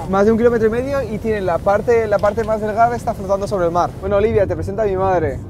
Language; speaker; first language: Spanish; native; Spanish